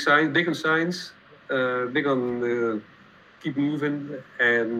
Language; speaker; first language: English; non-native, fluent; Dutch